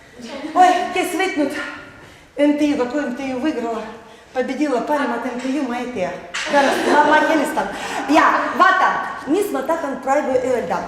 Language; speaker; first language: Estonian; non-native, learner; Russian